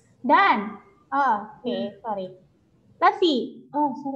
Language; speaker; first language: English; non-native, fluent; Indonesian